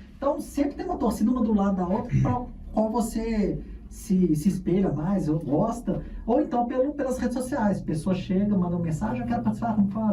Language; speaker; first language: Portuguese; native; Portuguese